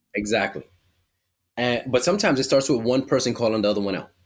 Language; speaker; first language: English; early bilingual, other home language; Spanish